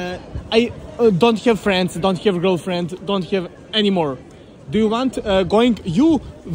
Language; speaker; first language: English; non-native, learner; Serbian